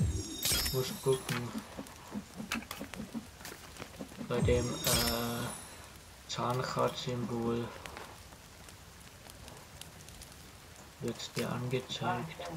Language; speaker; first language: German; native; German